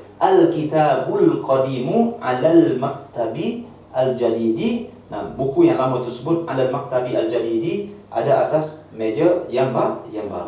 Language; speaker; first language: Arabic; non-native, fluent; Malay